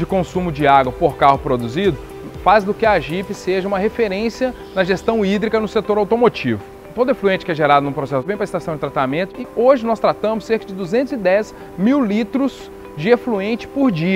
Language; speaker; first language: Portuguese; native; Portuguese